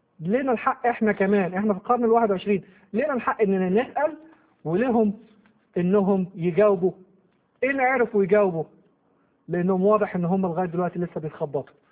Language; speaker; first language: Arabic; native; Arabic